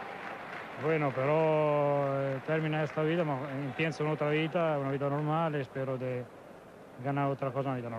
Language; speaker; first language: Spanish; non-native, learner; Italian